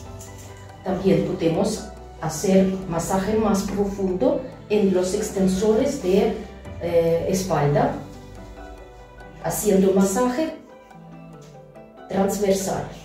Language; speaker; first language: Spanish; non-native, fluent; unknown